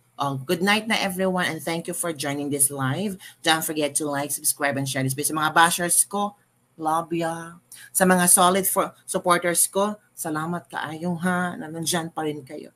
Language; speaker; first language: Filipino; non-native, local second language; Cebuano